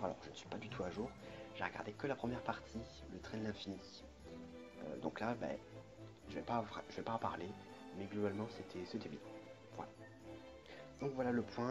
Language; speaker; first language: French; native; French